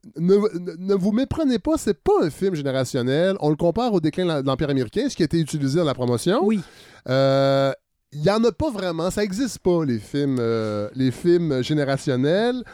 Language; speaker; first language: French; native; French